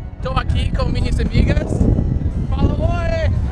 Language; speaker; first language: Portuguese; non-native, learner; Dutch